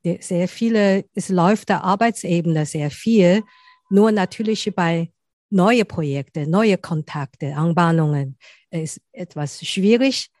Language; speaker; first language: German; non-native, fluent; Chinese